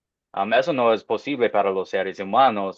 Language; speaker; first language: Spanish; non-native, fluent; English